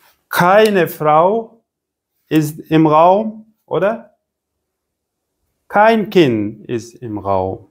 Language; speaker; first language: German; non-native, fluent; Persian